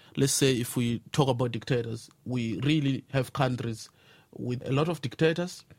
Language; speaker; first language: English; non-native, local second language; Tsonga